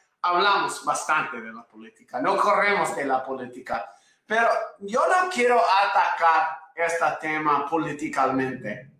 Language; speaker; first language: Spanish; non-native, fluent; English